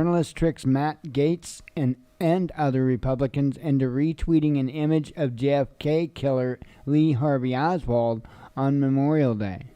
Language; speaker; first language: English; native; English